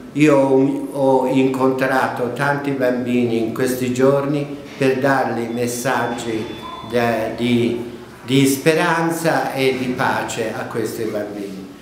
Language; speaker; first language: Italian; non-native, fluent; Kurdish